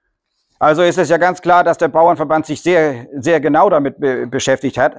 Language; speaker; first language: German; native; German